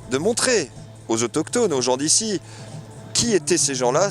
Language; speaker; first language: French; native; French